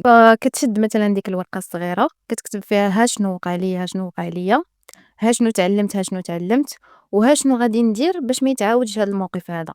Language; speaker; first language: Arabic; native; Arabic